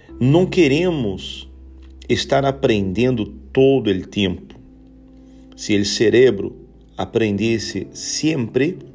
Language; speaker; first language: Portuguese; non-native, learner; Spanish